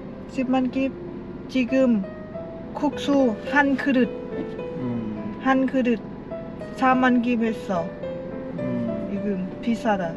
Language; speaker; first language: Korean; non-native, learner; Lao